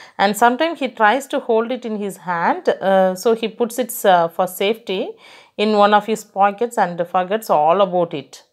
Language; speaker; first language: English; non-native, local second language; Tamil